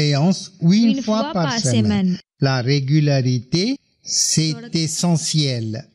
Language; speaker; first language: French; non-native, fluent; Tamil